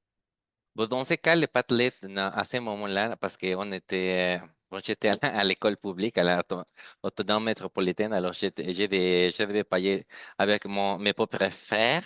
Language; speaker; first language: French; non-native, fluent; Spanish